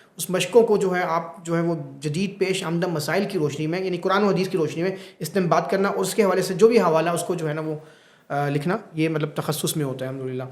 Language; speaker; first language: Urdu; non-native, local second language; Punjabi